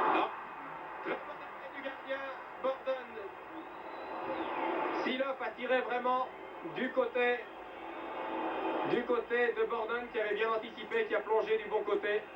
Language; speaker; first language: French; native; French